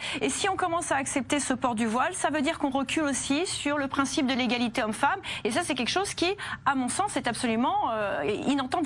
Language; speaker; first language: French; native; French